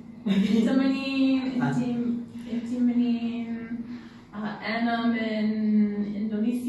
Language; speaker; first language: Arabic; non-native, learner; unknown